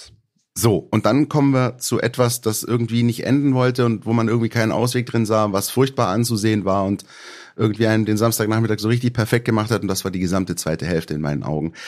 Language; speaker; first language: German; native; German